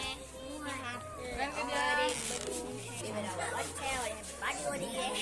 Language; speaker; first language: Hindi; non-native, local second language; Assamese